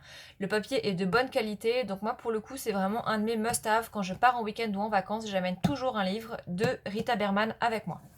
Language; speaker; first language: French; native; French